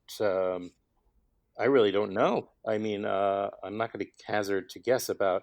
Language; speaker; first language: English; native; English